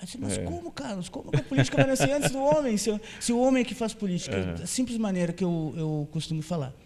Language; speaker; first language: Portuguese; native; Portuguese